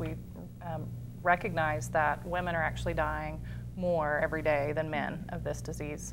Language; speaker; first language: English; native; English